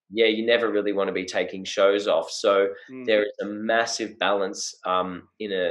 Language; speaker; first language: English; native; English